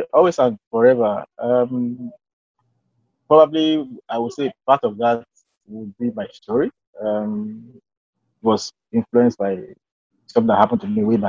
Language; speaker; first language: English; non-native, local second language; Yoruba